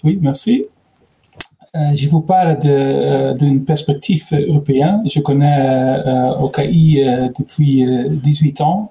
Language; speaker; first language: French; non-native, learner; Dutch